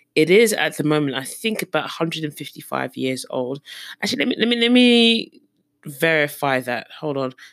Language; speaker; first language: English; native; English